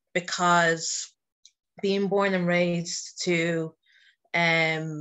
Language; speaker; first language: English; native; English